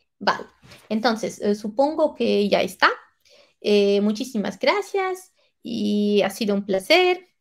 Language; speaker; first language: Spanish; non-native, fluent; Italian